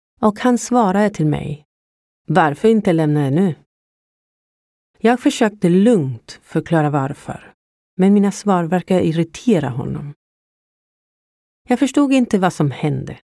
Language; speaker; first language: Swedish; non-native, fluent; Spanish